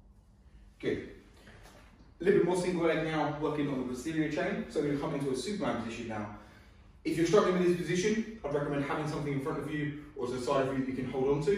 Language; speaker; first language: English; native; English